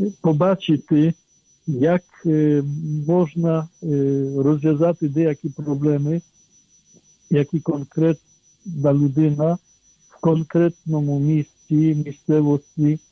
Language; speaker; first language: Ukrainian; non-native, fluent; Polish